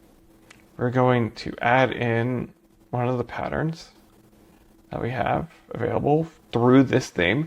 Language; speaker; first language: English; native; English